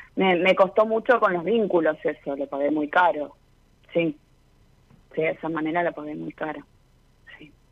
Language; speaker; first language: Spanish; native; Spanish